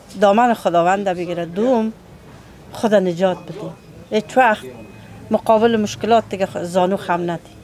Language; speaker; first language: Persian; native; Persian